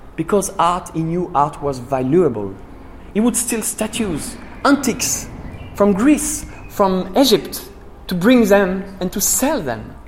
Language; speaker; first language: English; non-native, fluent; French